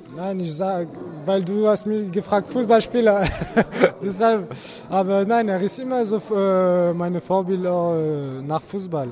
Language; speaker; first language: German; non-native, learner; French